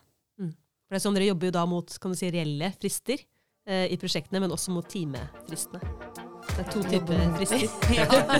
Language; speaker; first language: Norwegian; native; Norwegian